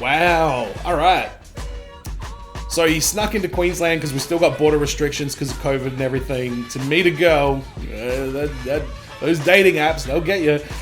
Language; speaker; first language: English; native; English